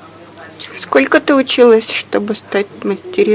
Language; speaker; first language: Russian; native; Russian